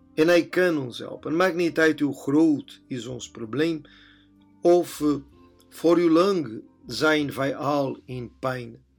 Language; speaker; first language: Dutch; non-native, fluent; Portuguese